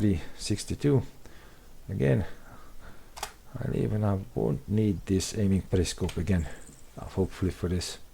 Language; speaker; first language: English; non-native, fluent; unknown